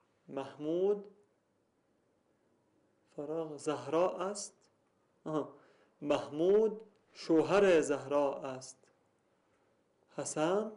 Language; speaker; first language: Persian; non-native, learner; Arabic